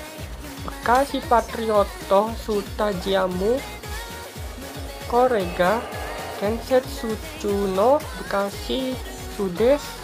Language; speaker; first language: Japanese; non-native, learner; Indonesian